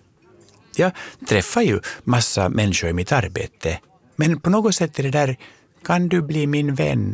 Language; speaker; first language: Swedish; native; Swedish